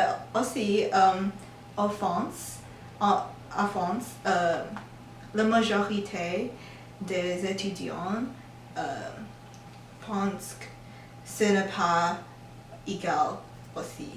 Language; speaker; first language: French; non-native, learner; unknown